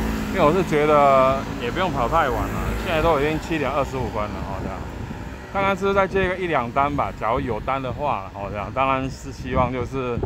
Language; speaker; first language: Chinese; native; Chinese